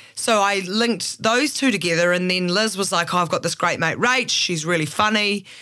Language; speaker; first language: English; native; English